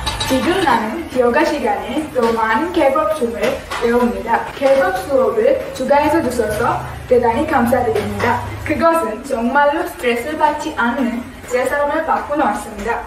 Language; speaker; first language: Korean; non-native, learner; Sinhala